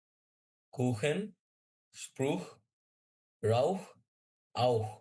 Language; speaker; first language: German; non-native, learner; Bangla